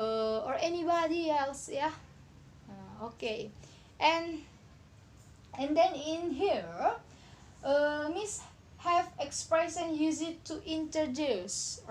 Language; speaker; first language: English; non-native, learner; Indonesian